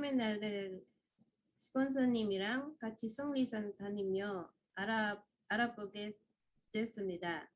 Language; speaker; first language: Korean; non-native, fluent; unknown